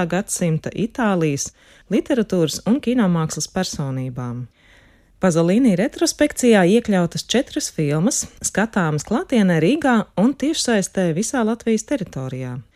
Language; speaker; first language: Latvian; native; Latvian